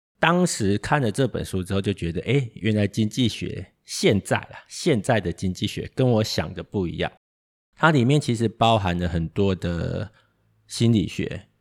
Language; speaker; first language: Chinese; native; Chinese